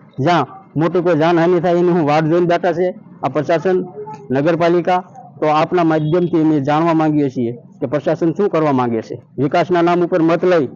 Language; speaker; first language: Gujarati; native; Gujarati